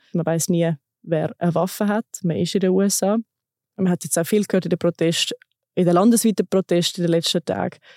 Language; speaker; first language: German; native; German